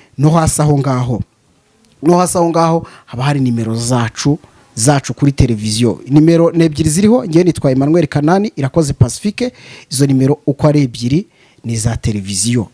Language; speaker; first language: Kinyarwanda; native; Kinyarwanda